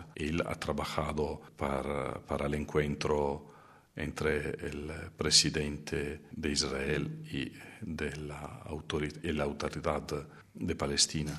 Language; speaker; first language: Spanish; non-native, fluent; Italian